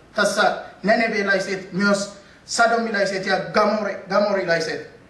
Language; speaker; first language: Finnish; non-native, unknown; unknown